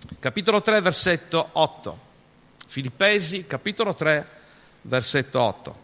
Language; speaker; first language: Italian; early bilingual, other home language; English